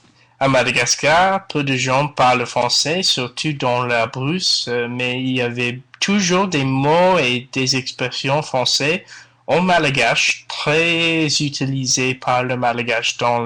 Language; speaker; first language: French; non-native, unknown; English